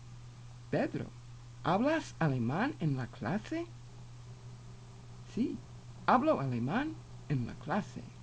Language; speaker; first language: Spanish; non-native, fluent; English